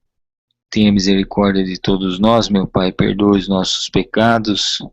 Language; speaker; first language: Portuguese; native; Portuguese